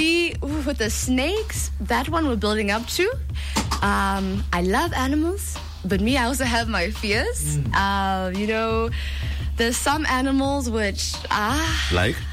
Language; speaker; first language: English; native; English